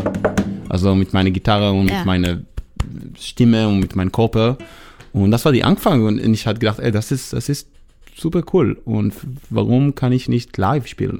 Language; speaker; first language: German; non-native, learner; Hebrew